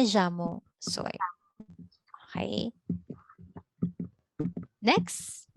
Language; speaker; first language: Spanish; non-native, fluent; Filipino